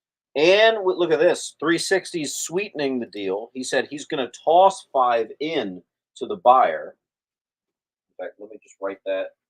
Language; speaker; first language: English; native; English